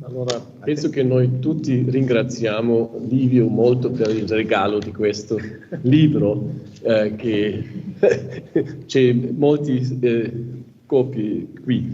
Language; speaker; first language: Italian; non-native, fluent; German